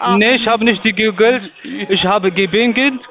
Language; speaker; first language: German; non-native, learner; Arabic